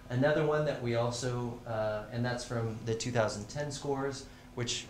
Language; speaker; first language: English; native; English